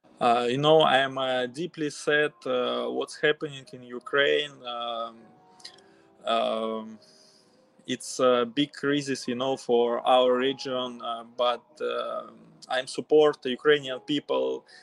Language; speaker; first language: English; non-native, learner; Russian